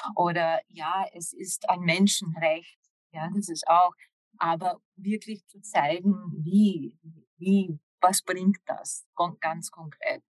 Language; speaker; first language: German; non-native, fluent; English